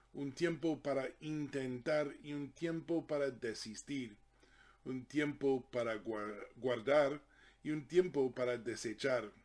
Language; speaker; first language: Spanish; non-native, fluent; English